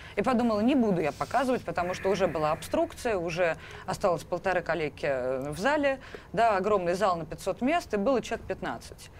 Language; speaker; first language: Russian; native; Russian